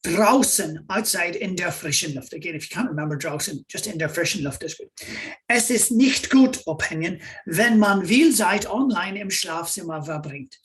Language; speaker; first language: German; non-native, fluent; English